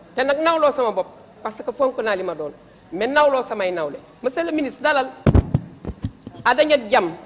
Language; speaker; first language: Wolof; non-native, local second language; Fula